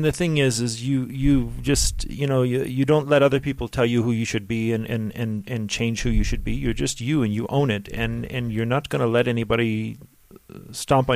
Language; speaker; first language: English; native; English